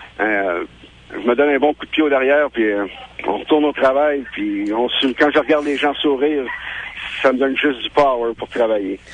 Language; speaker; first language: French; native; French